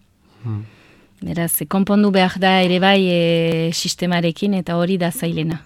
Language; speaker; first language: Basque; non-native, local second language; French